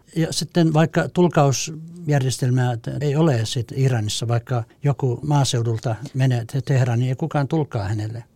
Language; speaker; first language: Finnish; non-native, fluent; Kurdish